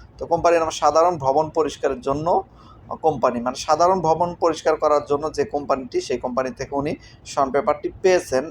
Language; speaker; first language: Bangla; native; Bangla